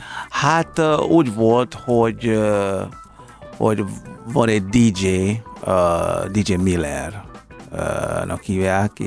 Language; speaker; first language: Hungarian; non-native, fluent; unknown